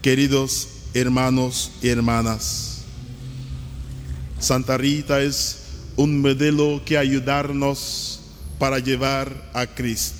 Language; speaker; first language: Spanish; non-native, learner; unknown